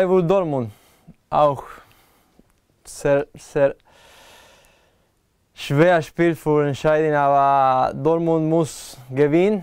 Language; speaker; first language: German; non-native, learner; Spanish